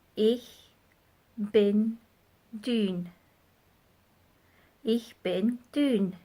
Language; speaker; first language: German; non-native, fluent; English